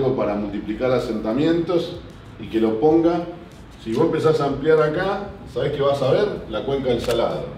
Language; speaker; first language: Spanish; native; Spanish